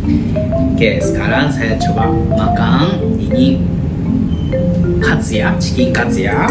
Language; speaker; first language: Indonesian; non-native, learner; Japanese